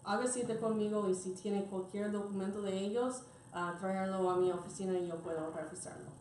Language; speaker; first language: Spanish; non-native, fluent; English